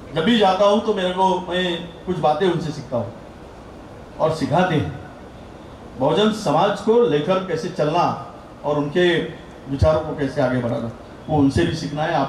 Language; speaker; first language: Hindi; non-native, local second language; Marathi